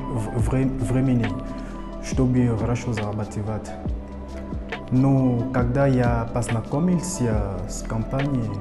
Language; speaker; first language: Russian; non-native, fluent; French